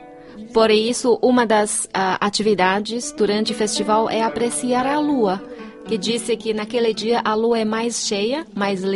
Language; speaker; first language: Portuguese; non-native, fluent; Chinese